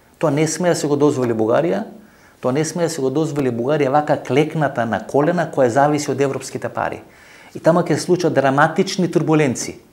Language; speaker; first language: Macedonian; native; Macedonian